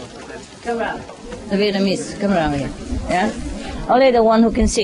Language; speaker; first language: English; non-native, fluent; Vietnamese